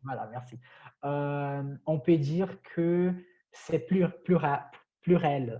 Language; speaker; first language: French; non-native, fluent; Portuguese